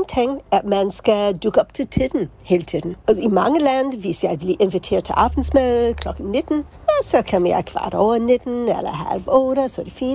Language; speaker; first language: Danish; non-native, fluent; English